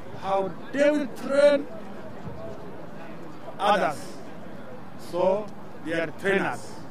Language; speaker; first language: English; non-native, learner; Rundi